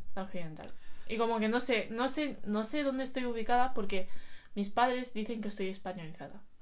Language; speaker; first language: Spanish; early bilingual, other home language; Chinese